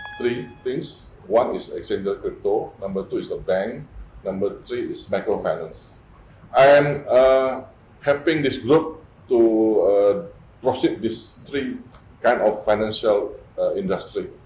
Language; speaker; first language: English; non-native, fluent; Indonesian